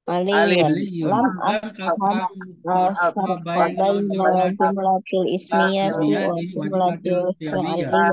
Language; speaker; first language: Arabic; non-native, learner; Indonesian